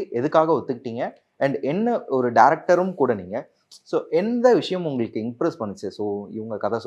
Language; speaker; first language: Tamil; native; Tamil